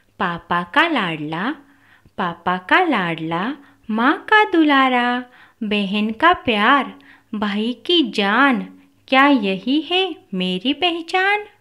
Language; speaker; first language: Hindi; non-native, local second language; Marathi